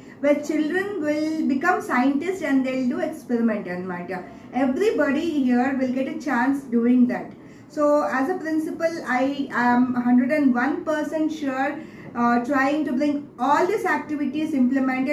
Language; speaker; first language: English; non-native, local second language; Telugu